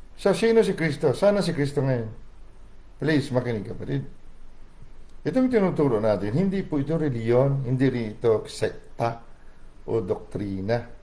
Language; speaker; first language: Filipino; non-native, local second language; Cebuano